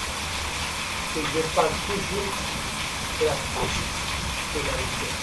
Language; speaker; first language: French; non-native, local second language; Arabic